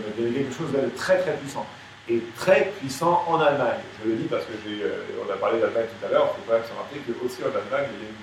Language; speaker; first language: French; native; French